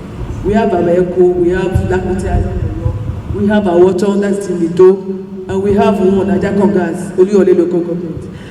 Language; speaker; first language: English; non-native, local second language; Yoruba